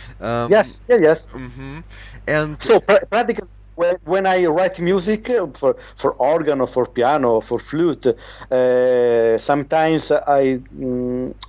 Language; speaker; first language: English; non-native, learner; Italian